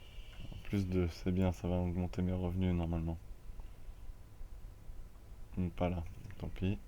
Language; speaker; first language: French; native; French